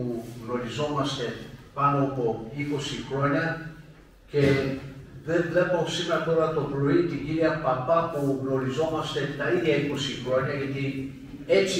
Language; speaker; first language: Greek; early bilingual, heritage; Greek